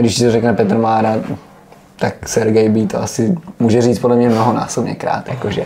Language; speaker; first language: Czech; native; Czech